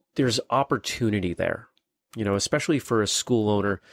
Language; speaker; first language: English; native; English